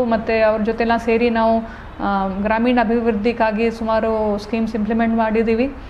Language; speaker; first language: Kannada; non-native, fluent; Hindi